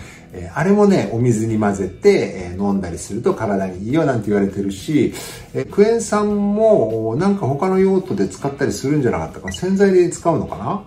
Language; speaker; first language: Japanese; native; Japanese